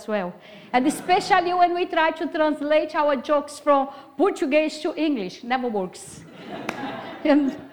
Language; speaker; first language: English; non-native, fluent; Portuguese